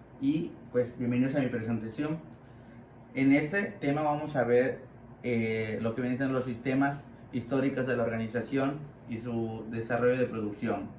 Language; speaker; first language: Spanish; native; Spanish